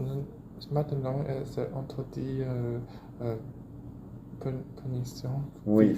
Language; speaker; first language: French; non-native, learner; Chinese